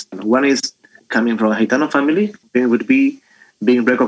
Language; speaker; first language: English; non-native, fluent; Spanish